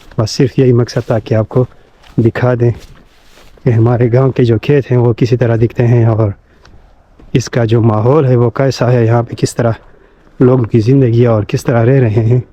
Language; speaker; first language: Urdu; non-native, local second language; Pashto